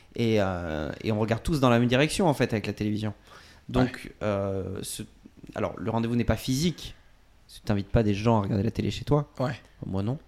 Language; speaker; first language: French; native; French